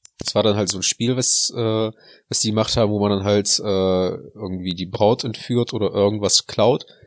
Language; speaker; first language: German; early bilingual, other home language; Russian